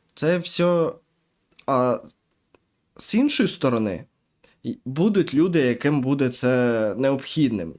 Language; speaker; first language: Ukrainian; native; Ukrainian